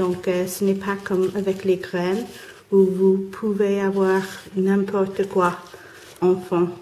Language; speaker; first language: French; non-native, learner; English